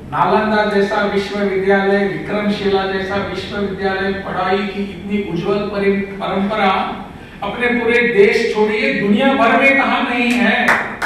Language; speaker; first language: Hindi; non-native, local second language; Konkani